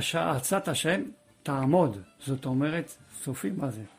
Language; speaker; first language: Hebrew; non-native, fluent; French